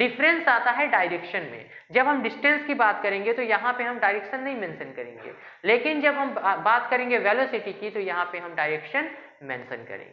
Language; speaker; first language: Hindi; native; Hindi